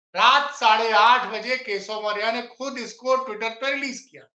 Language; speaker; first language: Hindi; native; Hindi